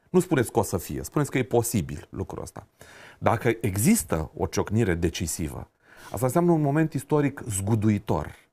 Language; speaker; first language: Romanian; native; Romanian